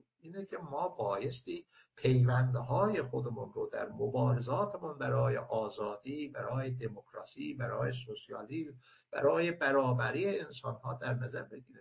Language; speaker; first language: Persian; non-native, local second language; Azerbaijani